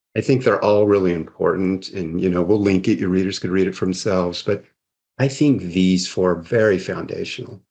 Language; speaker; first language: English; native; English